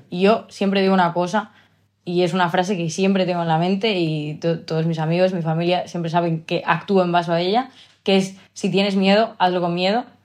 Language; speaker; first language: Spanish; native; Spanish